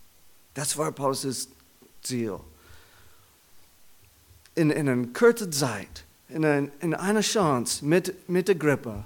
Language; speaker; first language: German; non-native, learner; English